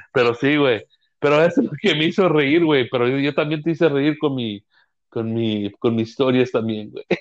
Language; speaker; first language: Spanish; early bilingual, heritage; Spanish